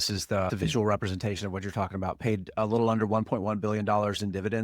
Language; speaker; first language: English; native; English